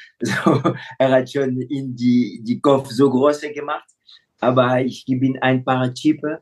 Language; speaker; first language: German; non-native, fluent; French